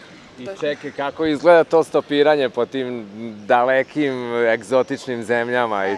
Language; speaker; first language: Serbian; native; Serbian